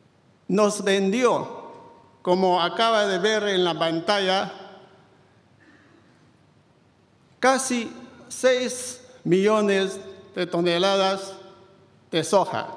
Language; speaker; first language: Spanish; non-native, fluent; Chinese